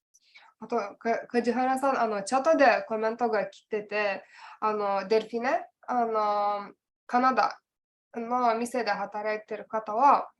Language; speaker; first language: Japanese; non-native, learner; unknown